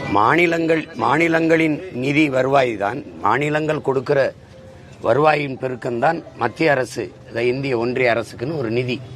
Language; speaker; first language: Tamil; native; Tamil